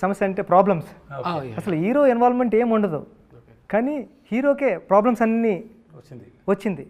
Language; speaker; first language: Telugu; native; Telugu